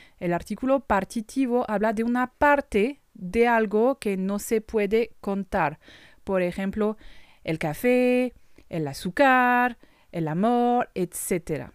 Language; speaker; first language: Spanish; non-native, fluent; French